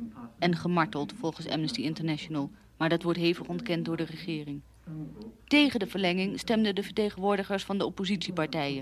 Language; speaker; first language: Dutch; native; Dutch